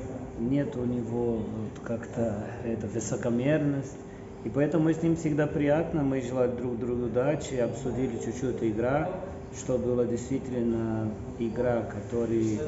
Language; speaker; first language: Russian; non-native, fluent; Portuguese